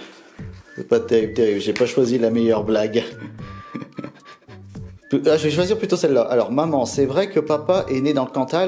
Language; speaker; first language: French; native; French